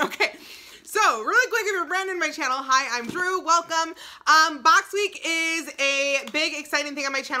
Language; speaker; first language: English; native; English